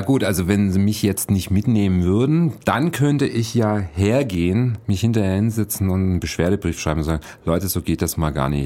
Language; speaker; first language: German; native; German